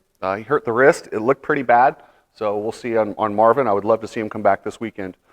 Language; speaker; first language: English; native; English